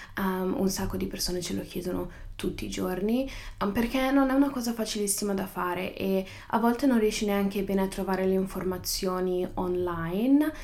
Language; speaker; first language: Italian; native; Italian